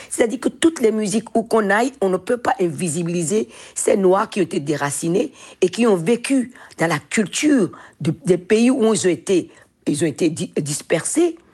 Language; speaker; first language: French; non-native, local second language; Fon